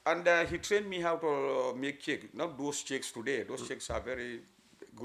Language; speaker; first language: English; non-native, local second language; Mandingo